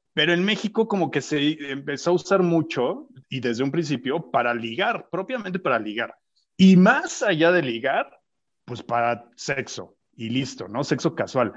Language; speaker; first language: Spanish; native; Spanish